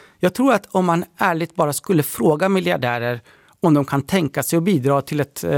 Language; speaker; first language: Swedish; early bilingual, other home language; Persian